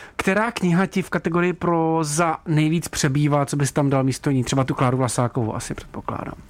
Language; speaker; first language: Czech; native; Czech